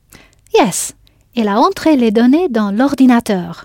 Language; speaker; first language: French; non-native, fluent; English